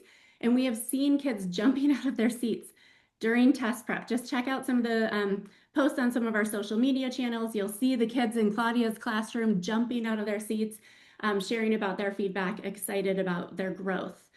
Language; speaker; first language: English; native; English